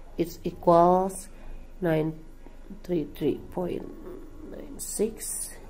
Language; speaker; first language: English; non-native, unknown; Indonesian